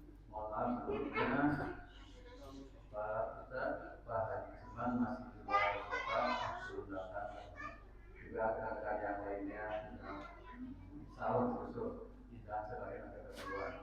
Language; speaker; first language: Indonesian; native; Indonesian